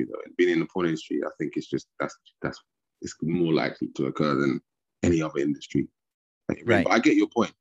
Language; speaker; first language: English; native; English